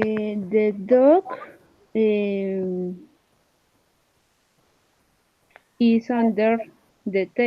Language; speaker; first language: English; non-native, learner; Spanish